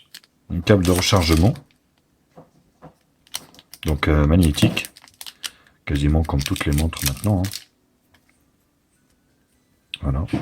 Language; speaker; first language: French; native; French